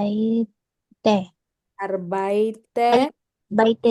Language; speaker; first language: German; non-native, learner; Filipino